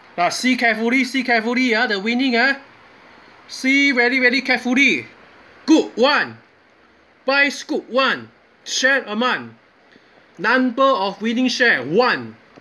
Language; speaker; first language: English; non-native, local second language; Chinese